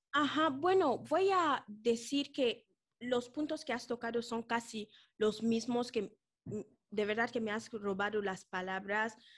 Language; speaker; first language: Spanish; non-native, local second language; Fang